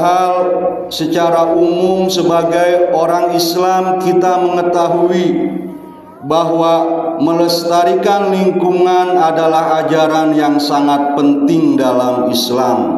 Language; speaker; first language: Indonesian; native; Indonesian